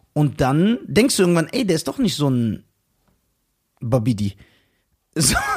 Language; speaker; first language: German; early bilingual, other home language; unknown